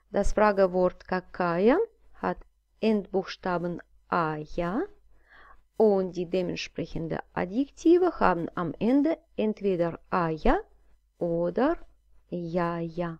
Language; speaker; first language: German; non-native, fluent; Russian